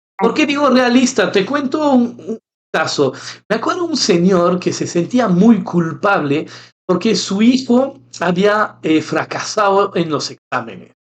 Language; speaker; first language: Spanish; non-native, fluent; French